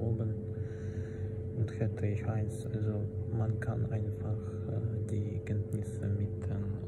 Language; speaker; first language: German; non-native, fluent; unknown